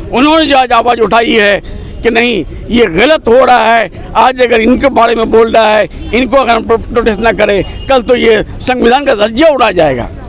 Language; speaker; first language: Hindi; non-native, local second language; Urdu